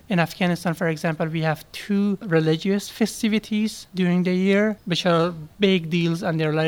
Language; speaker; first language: English; non-native, fluent; Persian